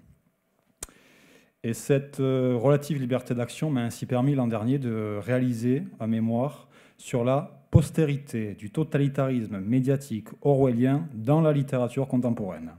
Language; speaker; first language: French; native; French